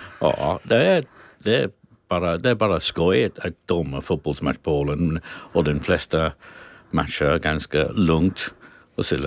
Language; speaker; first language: Swedish; non-native, fluent; English